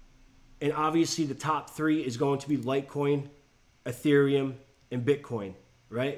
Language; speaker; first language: English; native; English